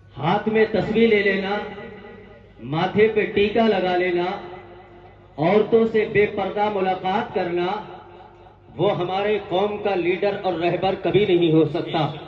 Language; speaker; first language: Urdu; native; Urdu